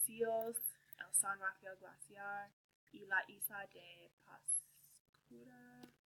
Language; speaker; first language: Spanish; non-native, learner; English